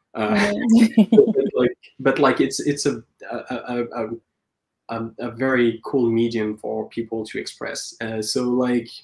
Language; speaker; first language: English; non-native, fluent; French